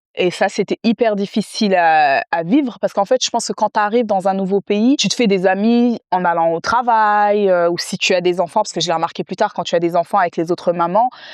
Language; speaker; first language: French; early bilingual, other home language; Wolof